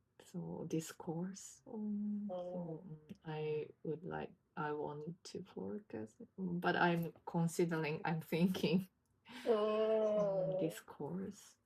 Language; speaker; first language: English; non-native, learner; Japanese